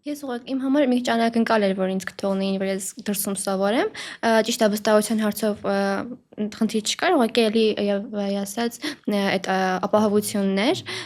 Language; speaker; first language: Armenian; native; Armenian